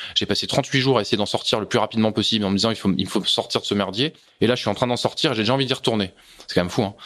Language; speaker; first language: French; native; French